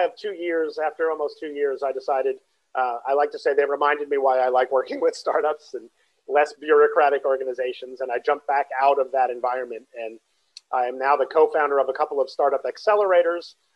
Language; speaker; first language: English; native; English